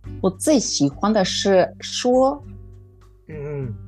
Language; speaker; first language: Chinese; non-native, fluent; Japanese